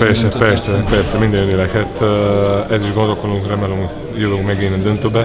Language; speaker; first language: Hungarian; non-native, learner; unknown